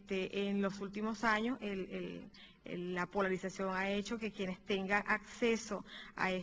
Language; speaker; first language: Spanish; native; Spanish